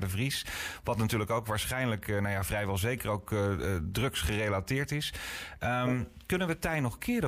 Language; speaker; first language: Dutch; native; Dutch